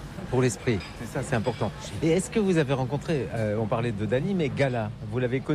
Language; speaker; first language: French; native; French